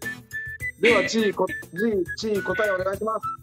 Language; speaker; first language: Japanese; native; Japanese